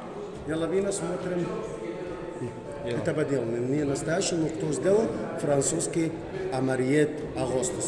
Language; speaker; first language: Russian; non-native, learner; Arabic